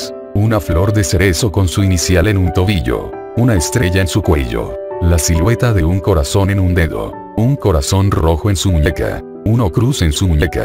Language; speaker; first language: Spanish; native; Spanish